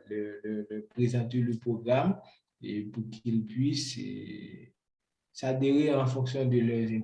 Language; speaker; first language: French; non-native, local second language; Haitian Creole